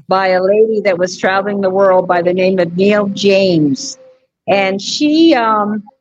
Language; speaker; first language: English; native; English